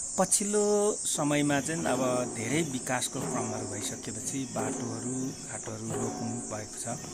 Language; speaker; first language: Nepali; non-native, local second language; Limbu